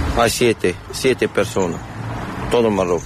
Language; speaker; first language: Spanish; non-native, learner; Arabic